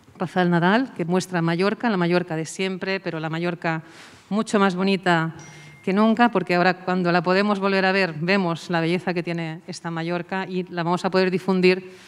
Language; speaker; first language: Spanish; non-native, local second language; Catalan